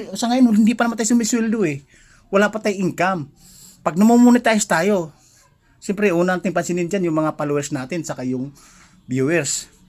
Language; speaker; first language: Filipino; non-native, local second language; Cebuano